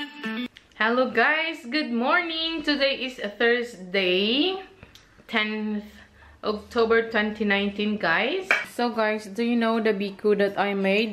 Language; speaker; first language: English; non-native, local second language; Filipino